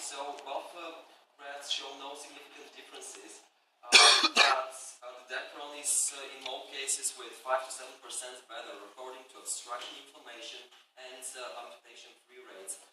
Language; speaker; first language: English; non-native, fluent; Bulgarian